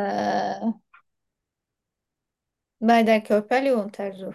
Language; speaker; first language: German; non-native, learner; Turkish